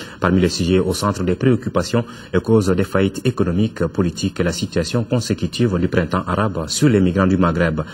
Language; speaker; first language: French; non-native, local second language; Bambara